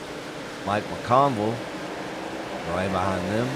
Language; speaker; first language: English; native; English